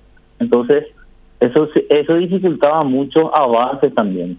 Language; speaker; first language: Spanish; native; Spanish